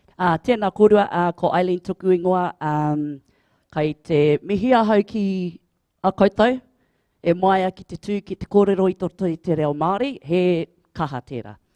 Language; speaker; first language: Māori; non-native, local second language; English